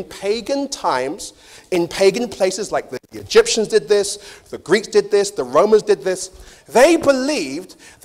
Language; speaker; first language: English; native; English